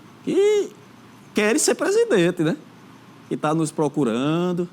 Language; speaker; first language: Portuguese; native; Portuguese